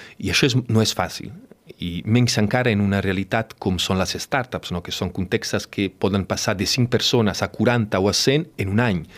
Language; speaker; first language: Catalan; non-native, fluent; Italian